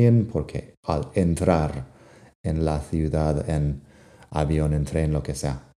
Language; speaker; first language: Spanish; non-native, fluent; English